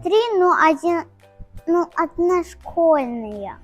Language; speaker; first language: Russian; non-native, local second language; Tajik